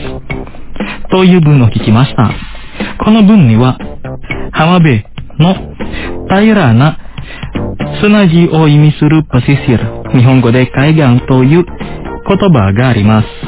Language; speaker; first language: Japanese; non-native, fluent; Indonesian